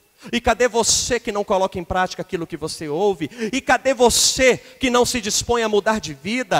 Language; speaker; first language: Portuguese; native; Portuguese